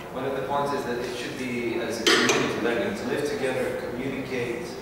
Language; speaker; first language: English; non-native, fluent; Lithuanian